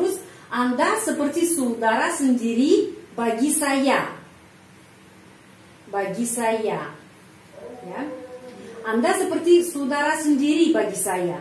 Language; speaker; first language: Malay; non-native, fluent; Russian